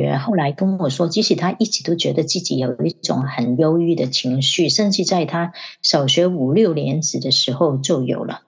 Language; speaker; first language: Chinese; non-native, local second language; Cantonese